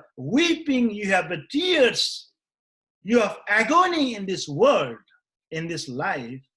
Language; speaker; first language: English; non-native, local second language; Nepali